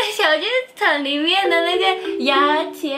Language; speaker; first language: Chinese; non-native, learner; Japanese